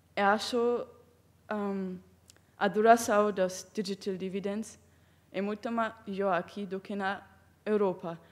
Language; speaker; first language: Portuguese; non-native, fluent; German